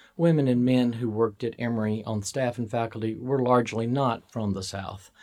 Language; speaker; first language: English; native; English